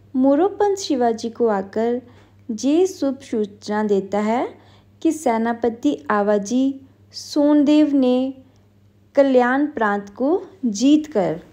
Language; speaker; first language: Hindi; non-native, local second language; Punjabi